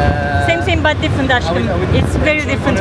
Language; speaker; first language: English; non-native, learner; Turkish